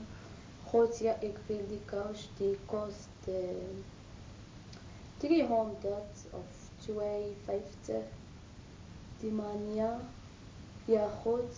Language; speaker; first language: Dutch; non-native, learner; Arabic